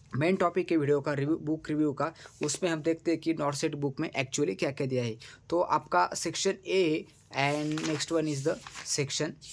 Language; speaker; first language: Hindi; non-native, local second language; Marathi